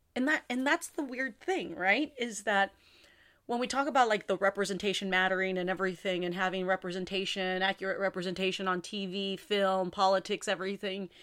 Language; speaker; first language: English; native; English